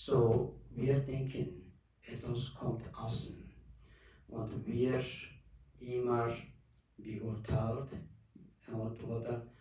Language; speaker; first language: German; non-native, learner; Tibetan